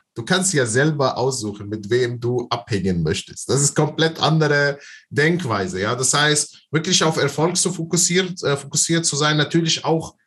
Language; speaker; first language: German; non-native, fluent; Arabic